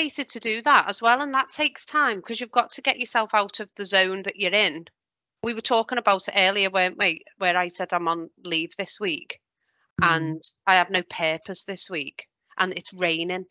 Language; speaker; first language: English; native; English